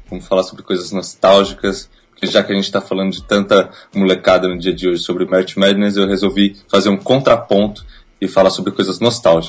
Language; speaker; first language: Portuguese; native; Portuguese